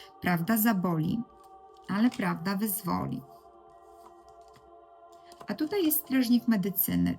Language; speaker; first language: Polish; native; Polish